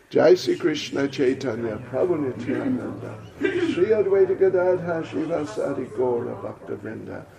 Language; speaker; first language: Russian; non-native, learner; English